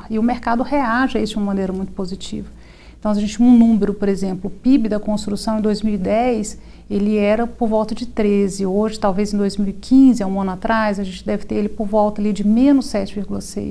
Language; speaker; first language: Portuguese; native; Portuguese